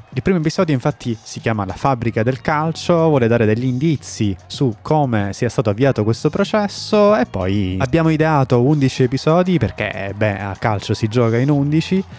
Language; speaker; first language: Italian; native; Italian